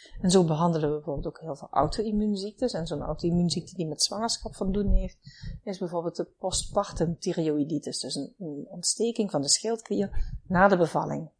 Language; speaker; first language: Dutch; native; Dutch